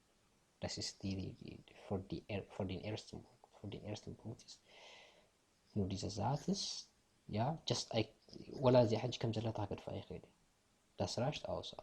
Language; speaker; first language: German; non-native, fluent; Tigrinya